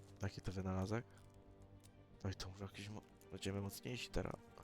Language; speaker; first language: Polish; native; Polish